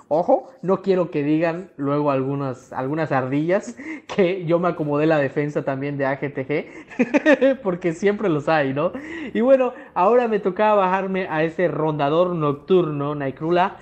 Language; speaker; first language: Spanish; native; Spanish